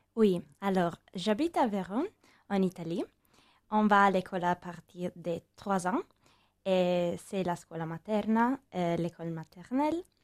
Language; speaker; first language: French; non-native, learner; Italian